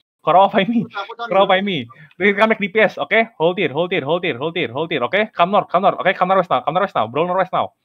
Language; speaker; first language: English; non-native, learner; Indonesian